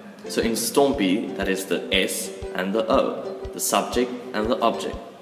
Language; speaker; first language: English; non-native, local second language; Afrikaans